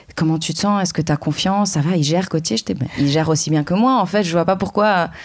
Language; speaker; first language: French; non-native, local second language; Arabic